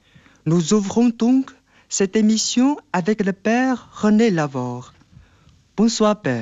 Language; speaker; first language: French; non-native, fluent; Chinese